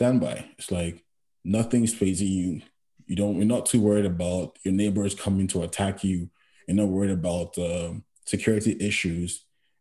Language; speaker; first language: English; non-native, local second language; Yoruba